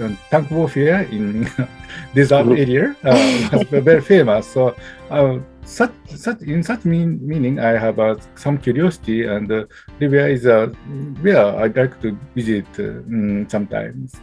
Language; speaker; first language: English; non-native, learner; Japanese